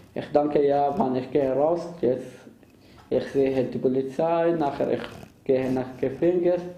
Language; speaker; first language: German; non-native, fluent; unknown